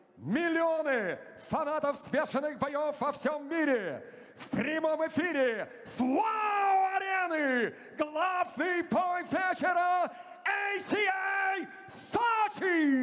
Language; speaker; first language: Russian; native; Russian